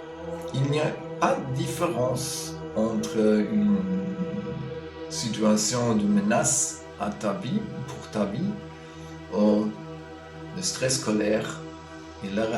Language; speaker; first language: French; non-native, fluent; German